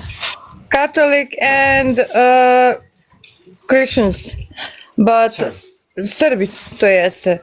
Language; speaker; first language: English; non-native, learner; Bosnian